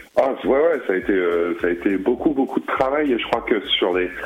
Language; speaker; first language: French; early bilingual, other home language; Arabic